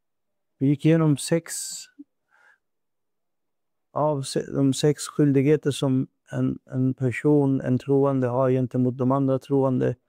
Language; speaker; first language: Swedish; non-native, fluent; Urdu